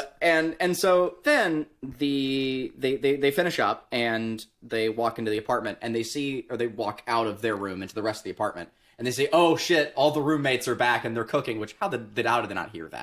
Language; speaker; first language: English; native; English